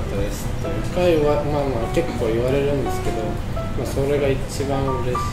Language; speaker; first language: Japanese; non-native, fluent; Russian